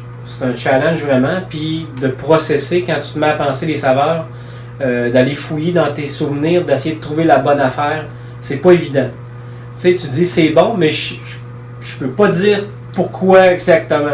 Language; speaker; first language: French; native; French